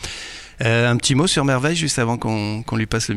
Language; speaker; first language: French; native; French